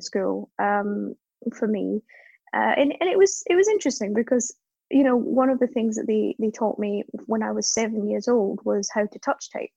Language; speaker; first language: English; native; English